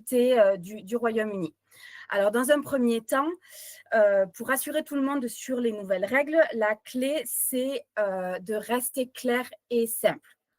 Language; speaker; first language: French; native; French